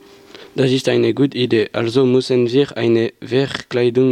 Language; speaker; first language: German; non-native, learner; French